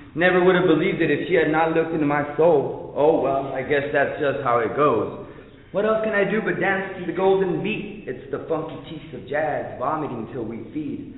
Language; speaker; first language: English; early bilingual, other home language; Spanish